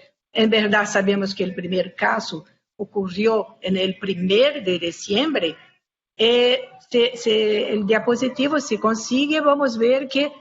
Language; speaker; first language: Spanish; non-native, fluent; Portuguese